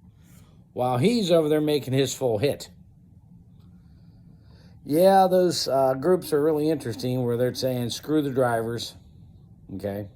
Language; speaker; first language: English; native; English